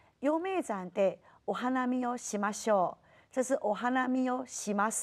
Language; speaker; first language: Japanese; non-native, fluent; Chinese